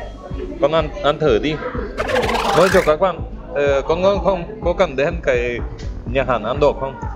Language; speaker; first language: Vietnamese; non-native, learner; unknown